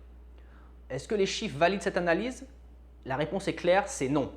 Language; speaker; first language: French; native; French